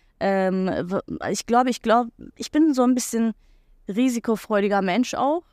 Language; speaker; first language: German; non-native, fluent; Turkish